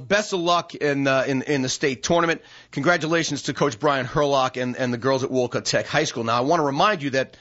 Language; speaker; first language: English; native; English